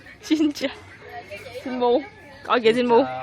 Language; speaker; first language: Korean; non-native, learner; Vietnamese